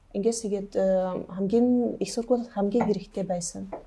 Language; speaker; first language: Mongolian; non-native, learner; Hungarian